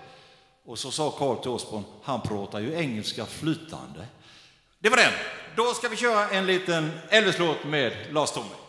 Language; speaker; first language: Swedish; native; Swedish